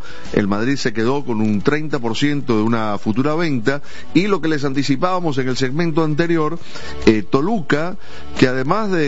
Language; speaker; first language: Spanish; native; Spanish